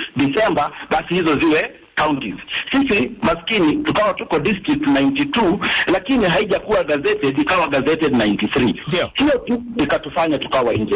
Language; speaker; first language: Swahili; non-native, local second language; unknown